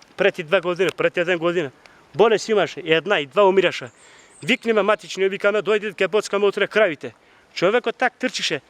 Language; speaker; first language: Macedonian; non-native, local second language; Turkish